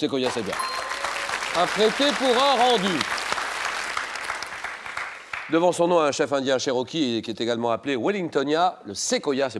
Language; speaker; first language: French; native; French